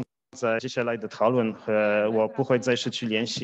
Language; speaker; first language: Chinese; non-native, fluent; Polish